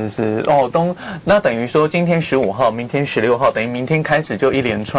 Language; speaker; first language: Chinese; native; Chinese